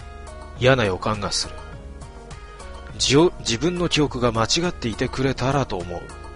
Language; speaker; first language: Japanese; native; Japanese